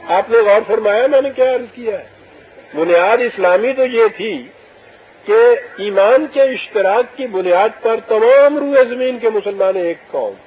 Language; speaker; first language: Urdu; native; Urdu